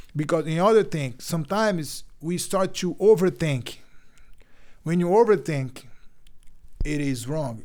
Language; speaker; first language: English; non-native, learner; Portuguese